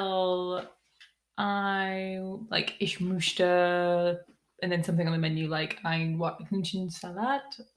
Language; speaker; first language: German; non-native, learner; English